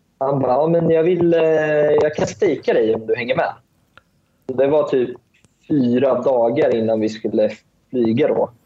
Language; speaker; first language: Swedish; early bilingual, other home language; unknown